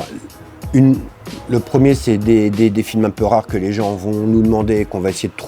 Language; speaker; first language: French; native; French